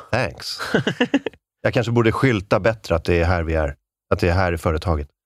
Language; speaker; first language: Swedish; native; Swedish